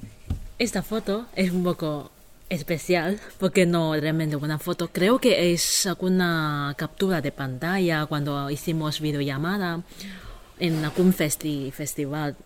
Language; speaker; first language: Spanish; non-native, fluent; Chinese